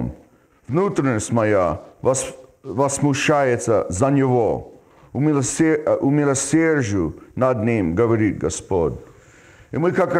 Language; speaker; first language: Russian; non-native, fluent; English